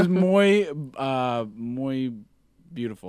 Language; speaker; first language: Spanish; non-native, learner; English